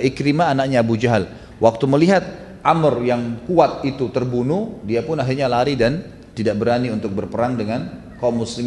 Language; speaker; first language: Indonesian; native; Indonesian